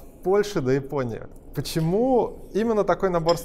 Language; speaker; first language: Russian; native; Russian